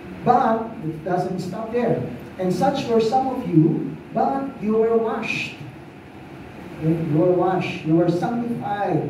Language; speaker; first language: English; non-native, local second language; Filipino